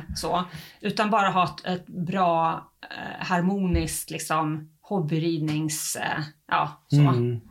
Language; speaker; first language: Swedish; native; Swedish